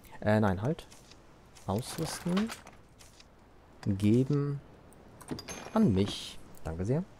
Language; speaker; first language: German; native; German